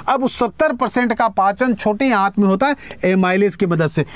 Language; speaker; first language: Hindi; native; Hindi